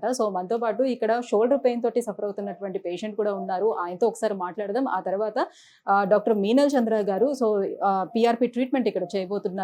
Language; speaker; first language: Telugu; native; Telugu